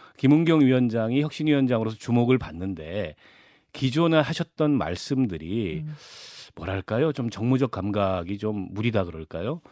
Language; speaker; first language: Korean; native; Korean